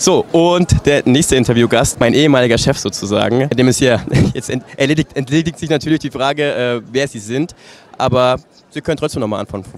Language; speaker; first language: German; native; German